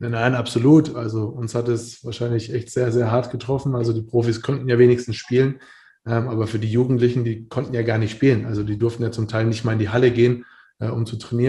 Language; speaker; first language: German; native; German